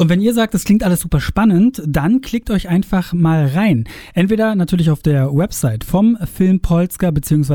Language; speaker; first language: German; native; German